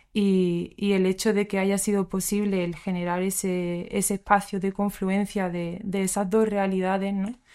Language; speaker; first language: Spanish; early bilingual, other home language; English